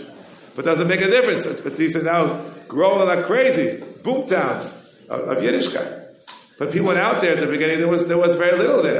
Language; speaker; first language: English; native; English